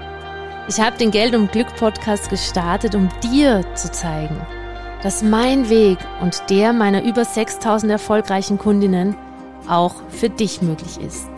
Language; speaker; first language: German; native; German